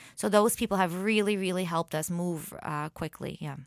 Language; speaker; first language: English; early bilingual, other home language; Hebrew